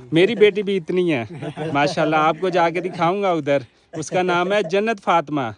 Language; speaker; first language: Urdu; non-native, local second language; Punjabi